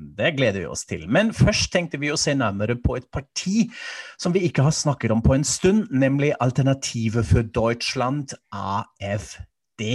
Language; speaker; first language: Norwegian; non-native, fluent; German